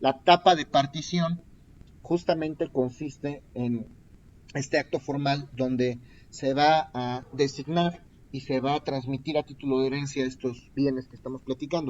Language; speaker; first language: Spanish; native; Spanish